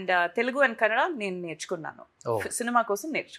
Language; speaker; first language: Telugu; non-native, fluent; Tamil